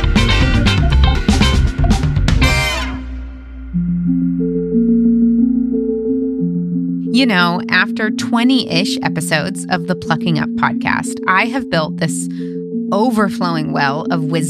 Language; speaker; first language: English; native; English